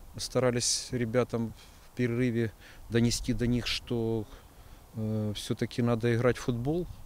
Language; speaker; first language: Russian; native; Russian